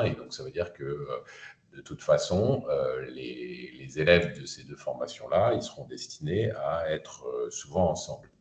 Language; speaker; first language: French; native; French